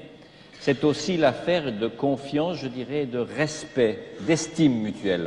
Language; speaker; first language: French; native; French